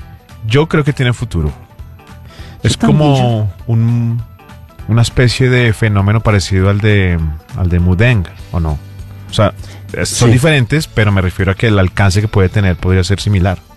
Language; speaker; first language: Spanish; native; Spanish